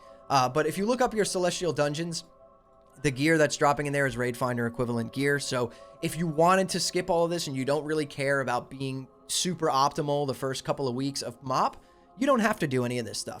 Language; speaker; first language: English; native; English